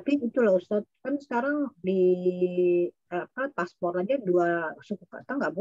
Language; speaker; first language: Indonesian; native; Indonesian